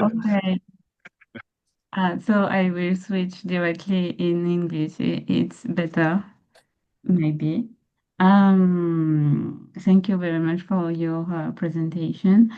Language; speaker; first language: English; non-native, fluent; French